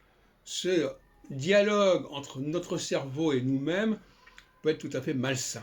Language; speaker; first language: French; native; French